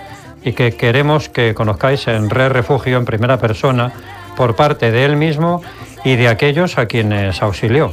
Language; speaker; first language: Spanish; native; Spanish